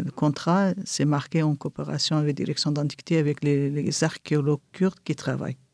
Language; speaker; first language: French; non-native, fluent; Kurdish